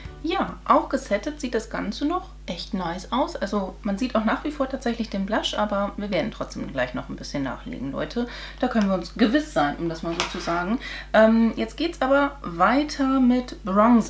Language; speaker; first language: German; native; German